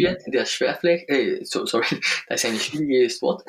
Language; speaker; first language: German; non-native, fluent; Spanish